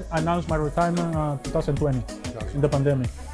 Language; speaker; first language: English; non-native, fluent; Spanish